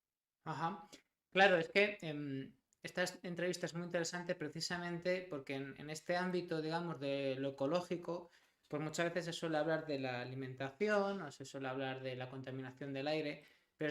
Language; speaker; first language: Spanish; native; Spanish